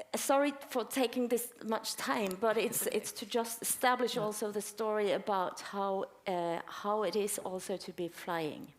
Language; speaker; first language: English; non-native, fluent; Norwegian